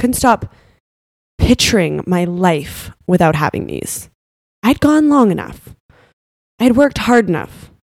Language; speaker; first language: English; native; English